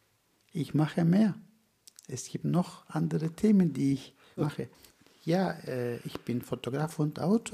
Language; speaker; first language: German; non-native, fluent; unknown